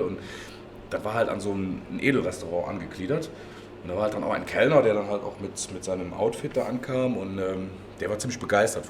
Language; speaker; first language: German; native; German